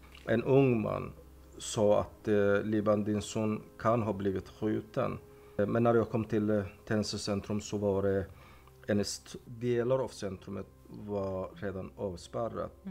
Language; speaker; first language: Swedish; non-native, fluent; Somali